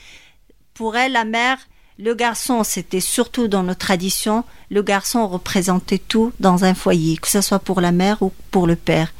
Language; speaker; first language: French; non-native, local second language; Arabic